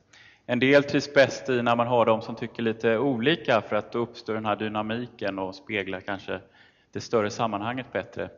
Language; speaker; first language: Swedish; native; Swedish